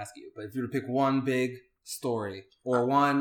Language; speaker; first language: English; native; English